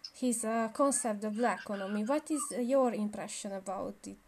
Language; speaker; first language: English; non-native, learner; Hungarian